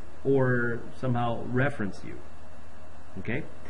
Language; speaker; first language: English; native; English